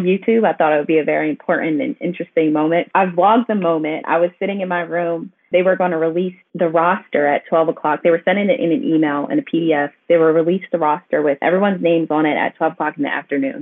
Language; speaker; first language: English; native; English